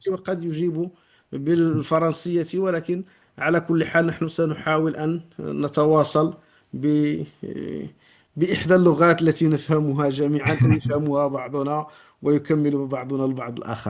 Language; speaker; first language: Arabic; native; Arabic